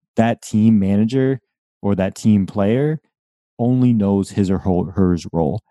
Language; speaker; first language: English; native; English